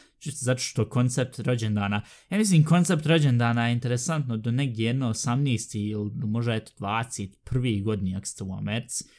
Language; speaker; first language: Bosnian; early bilingual, heritage; Bosnian